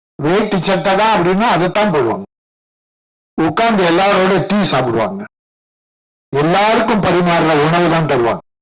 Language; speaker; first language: Tamil; native; Tamil